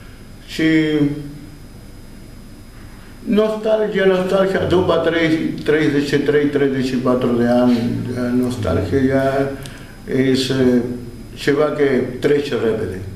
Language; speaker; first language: Romanian; non-native, learner; Spanish